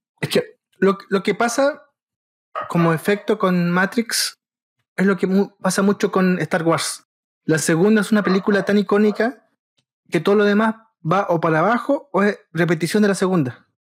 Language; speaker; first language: Spanish; native; Spanish